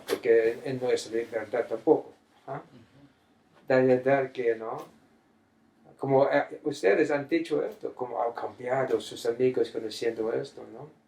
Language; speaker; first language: Spanish; non-native, fluent; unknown